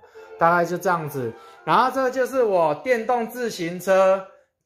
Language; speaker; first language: Chinese; native; Chinese